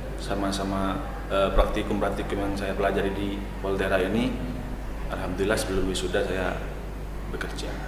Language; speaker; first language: Indonesian; non-native, local second language; Madurese